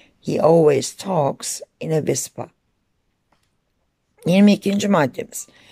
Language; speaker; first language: English; non-native, fluent; Turkish